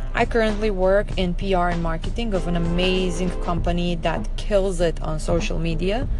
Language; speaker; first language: English; non-native, fluent; Serbian